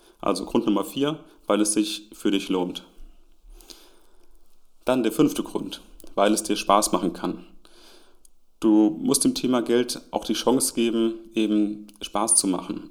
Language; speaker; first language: German; native; German